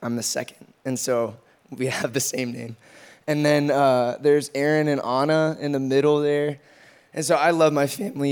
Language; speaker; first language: English; native; English